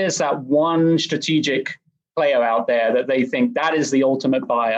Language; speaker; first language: English; native; English